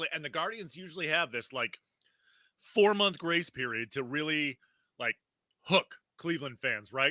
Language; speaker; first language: English; native; English